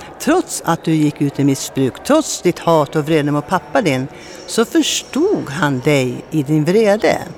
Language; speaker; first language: Swedish; native; Swedish